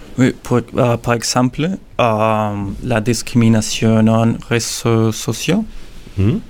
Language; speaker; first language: French; non-native, learner; Spanish